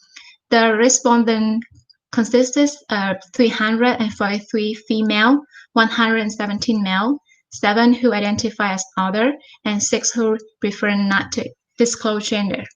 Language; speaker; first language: English; non-native, fluent; Vietnamese